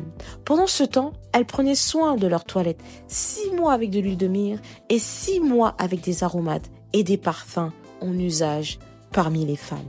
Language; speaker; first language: French; native; French